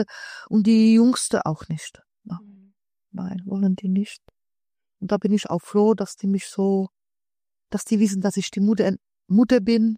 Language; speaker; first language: German; early bilingual, other home language; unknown